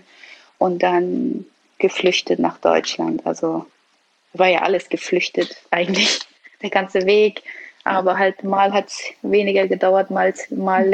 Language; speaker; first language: German; early bilingual, other home language; Persian